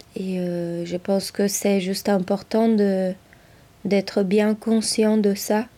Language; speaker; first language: French; non-native, fluent; Portuguese